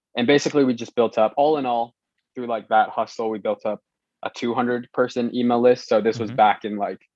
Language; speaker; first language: English; non-native, local second language; Cantonese